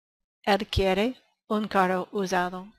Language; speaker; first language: Spanish; non-native, learner; English